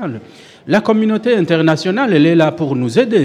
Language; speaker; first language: French; non-native, local second language; Rundi